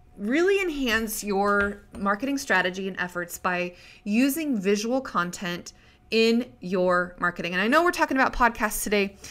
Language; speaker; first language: English; native; English